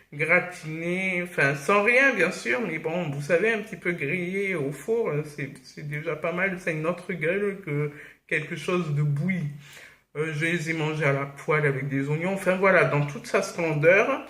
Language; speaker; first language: French; native; French